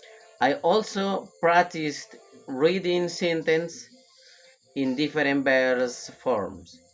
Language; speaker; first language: English; non-native, learner; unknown